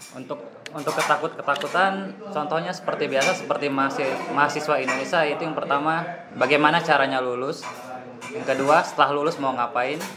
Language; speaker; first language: Indonesian; native; Indonesian